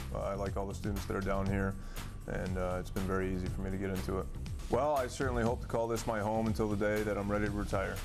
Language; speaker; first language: English; native; English